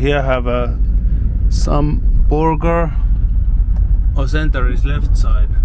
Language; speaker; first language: English; non-native, learner; Finnish